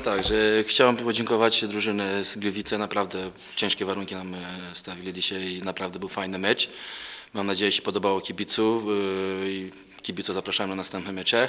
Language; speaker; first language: Polish; non-native, learner; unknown